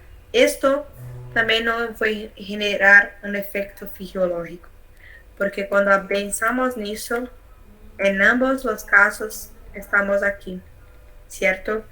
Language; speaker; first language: Spanish; non-native, learner; Portuguese